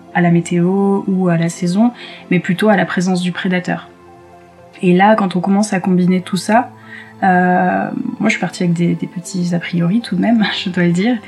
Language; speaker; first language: French; native; French